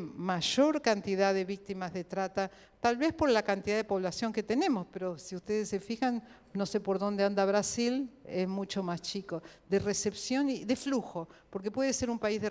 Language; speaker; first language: Spanish; native; Spanish